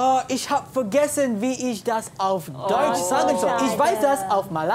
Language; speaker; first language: German; non-native, learner; Malay